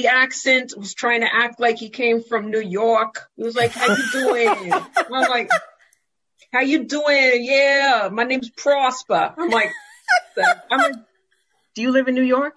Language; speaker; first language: English; native; English